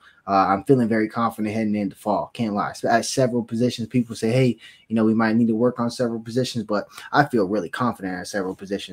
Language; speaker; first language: English; native; English